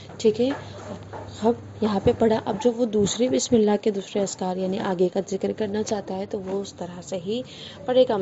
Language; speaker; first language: Urdu; native; Urdu